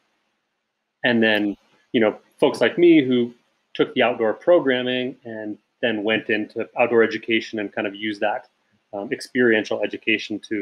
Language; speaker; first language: English; native; English